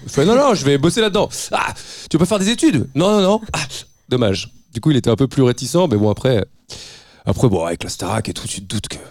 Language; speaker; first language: French; native; French